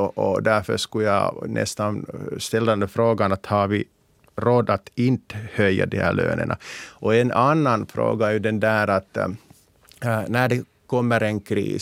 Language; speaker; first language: Swedish; non-native, local second language; Finnish